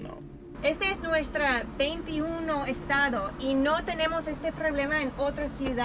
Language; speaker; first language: Spanish; non-native, learner; English